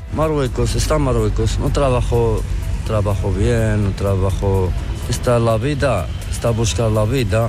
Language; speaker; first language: Spanish; non-native, learner; Arabic